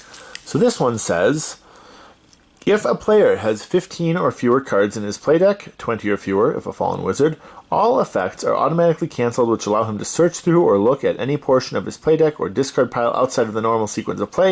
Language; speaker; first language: English; native; English